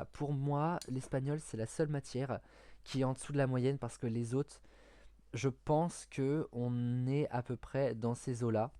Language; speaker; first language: French; native; French